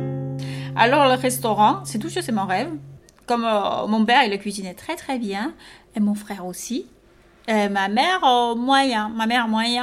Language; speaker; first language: French; non-native, fluent; Chinese